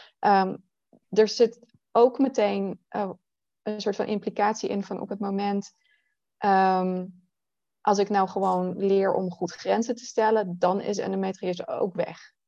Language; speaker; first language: Dutch; native; Dutch